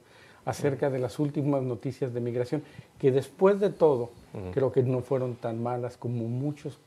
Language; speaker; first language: Spanish; native; Spanish